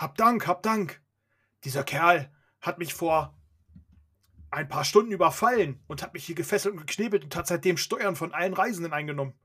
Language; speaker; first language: German; native; German